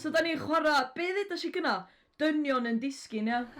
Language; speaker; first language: Welsh; native; Welsh